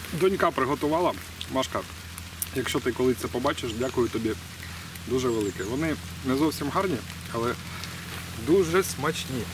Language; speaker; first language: Ukrainian; non-native, local second language; Russian